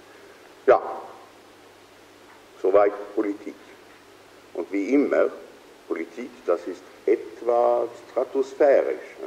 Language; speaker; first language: German; non-native, fluent; Swedish